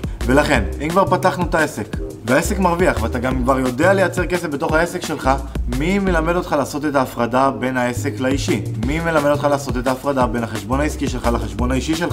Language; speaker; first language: Hebrew; native; Hebrew